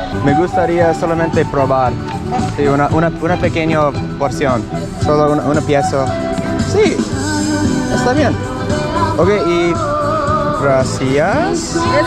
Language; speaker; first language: Spanish; non-native, learner; English